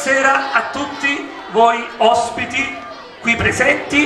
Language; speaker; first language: Italian; native; Italian